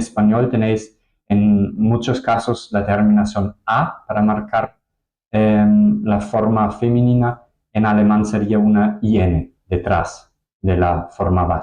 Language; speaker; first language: Spanish; non-native, fluent; German